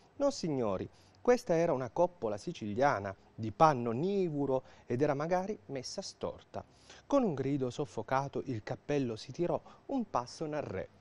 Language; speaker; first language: Italian; native; Italian